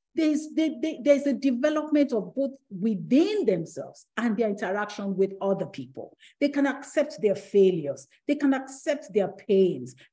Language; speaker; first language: English; non-native, local second language; Yoruba